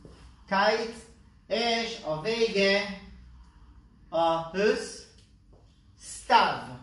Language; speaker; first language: Hungarian; non-native, learner; Hebrew